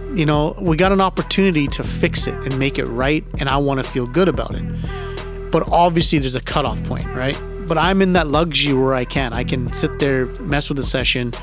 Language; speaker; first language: Punjabi; early bilingual, heritage; Punjabi